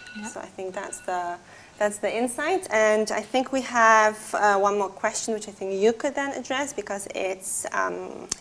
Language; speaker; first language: English; non-native, fluent; Polish